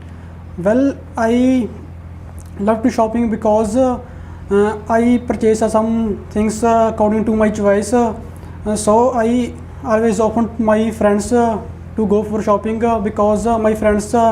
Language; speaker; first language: English; non-native, learner; Punjabi